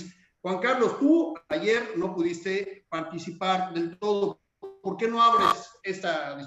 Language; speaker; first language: Spanish; native; Spanish